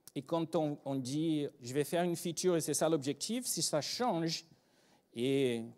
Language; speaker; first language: French; non-native, fluent; Portuguese